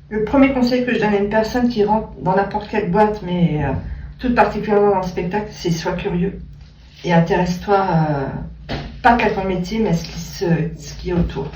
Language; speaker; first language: French; native; French